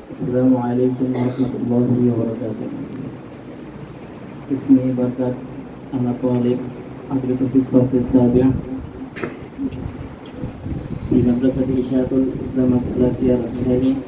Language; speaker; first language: Arabic; non-native, learner; Bangla